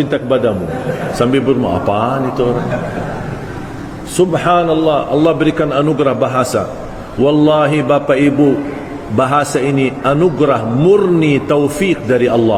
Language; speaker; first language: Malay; non-native, fluent; Arabic